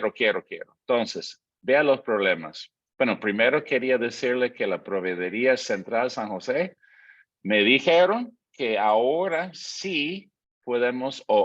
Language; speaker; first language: Spanish; non-native, fluent; English